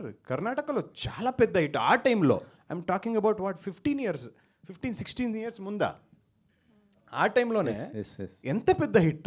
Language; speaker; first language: Telugu; non-native, local second language; Kannada